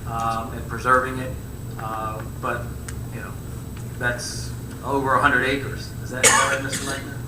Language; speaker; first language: English; native; English